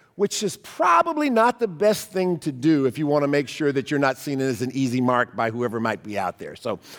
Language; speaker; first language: English; native; English